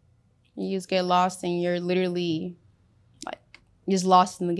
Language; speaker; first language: English; early bilingual, other home language; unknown